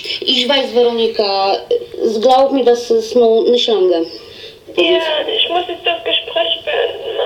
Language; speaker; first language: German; non-native, learner; Polish